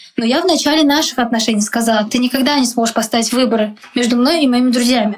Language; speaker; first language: Russian; non-native, local second language; Tajik